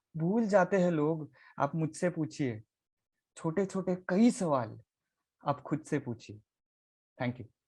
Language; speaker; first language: Hindi; non-native, local second language; Marathi